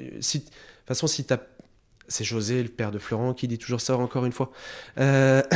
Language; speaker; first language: French; native; French